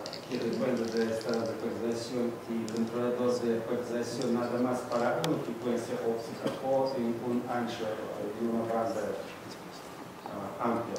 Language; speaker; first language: Spanish; non-native, fluent; Russian